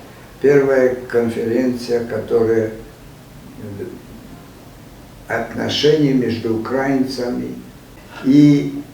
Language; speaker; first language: Russian; non-native, fluent; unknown